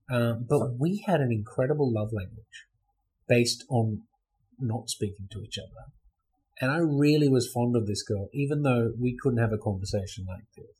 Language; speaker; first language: English; native; English